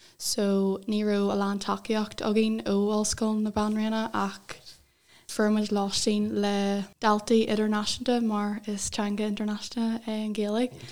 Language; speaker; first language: Irish; non-native, local second language; English